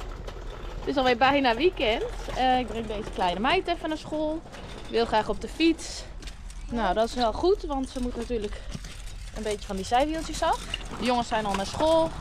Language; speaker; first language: Dutch; native; Dutch